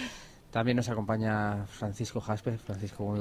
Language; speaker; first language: Spanish; native; Spanish